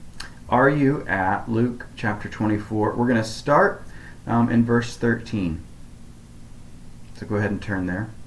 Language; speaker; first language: English; native; English